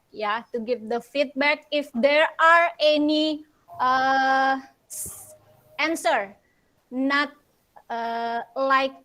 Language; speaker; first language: English; non-native, local second language; Indonesian